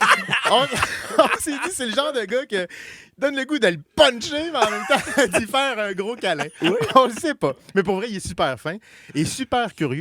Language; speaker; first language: French; native; French